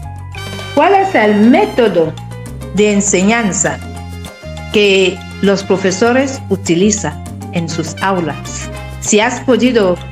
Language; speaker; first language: Spanish; non-native, fluent; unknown